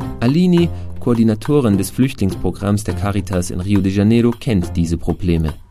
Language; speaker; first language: German; native; German